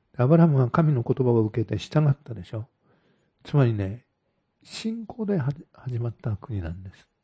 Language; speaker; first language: Japanese; native; Japanese